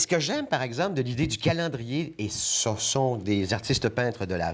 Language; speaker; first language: French; native; French